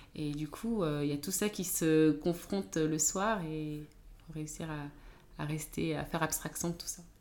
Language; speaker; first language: French; native; French